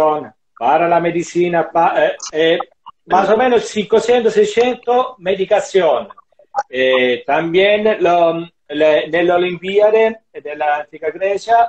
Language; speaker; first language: Spanish; non-native, learner; Italian